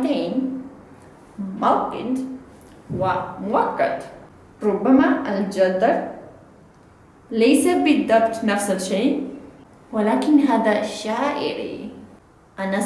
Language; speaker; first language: Arabic; non-native, learner; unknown